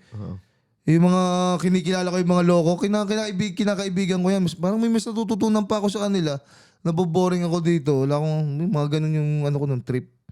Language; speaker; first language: Filipino; native; Filipino